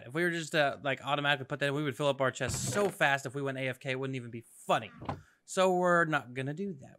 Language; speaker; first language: English; native; English